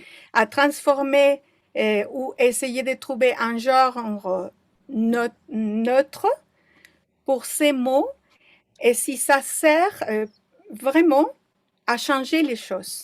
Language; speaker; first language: French; non-native, fluent; Spanish